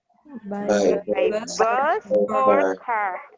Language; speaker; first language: English; non-native, learner; Portuguese